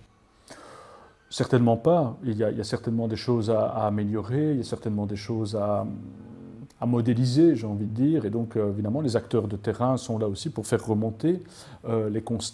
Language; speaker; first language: French; native; French